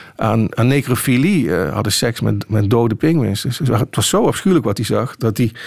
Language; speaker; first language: Dutch; native; Dutch